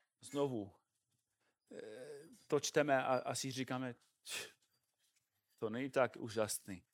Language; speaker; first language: Czech; non-native, fluent; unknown